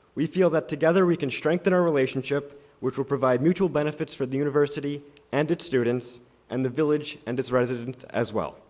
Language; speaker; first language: English; native; English